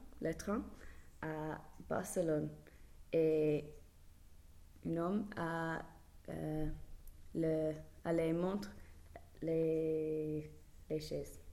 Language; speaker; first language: French; non-native, learner; English